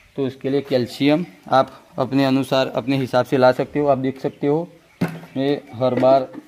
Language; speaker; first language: Hindi; non-native, local second language; Gujarati